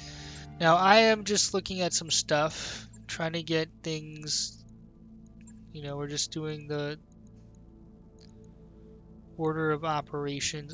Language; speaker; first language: English; native; English